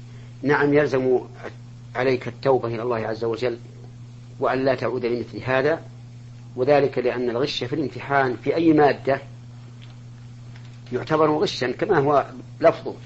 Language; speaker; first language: Arabic; native; Arabic